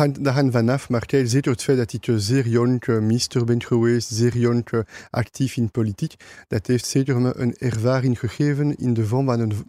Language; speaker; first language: Dutch; non-native, local second language; French